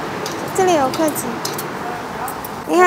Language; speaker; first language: Chinese; non-native, fluent; Indonesian